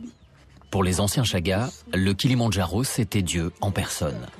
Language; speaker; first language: French; native; French